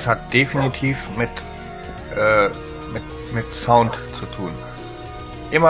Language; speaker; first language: German; native; German